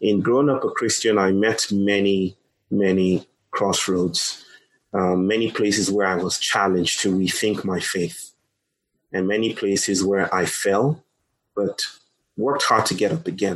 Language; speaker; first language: English; non-native, local second language; Yoruba